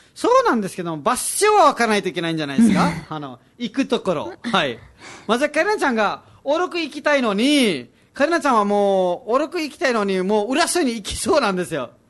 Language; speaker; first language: Japanese; non-native, fluent; Nepali